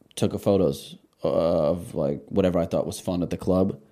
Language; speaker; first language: English; early bilingual, other home language; Russian